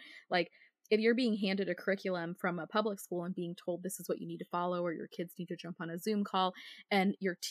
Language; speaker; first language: English; native; English